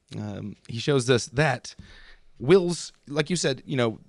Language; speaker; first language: English; early bilingual, other home language; German